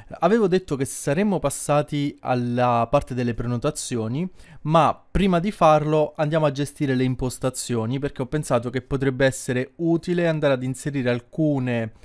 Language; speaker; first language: Italian; native; Italian